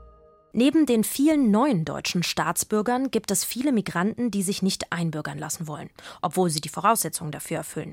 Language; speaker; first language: German; native; German